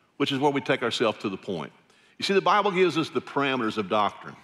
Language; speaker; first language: English; native; English